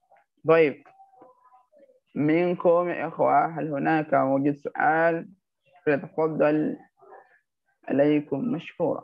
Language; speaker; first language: Arabic; non-native, learner; Indonesian